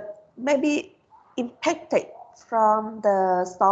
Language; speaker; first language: English; non-native, learner; Vietnamese